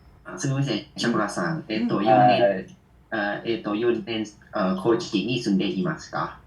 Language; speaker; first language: Japanese; non-native, learner; Indonesian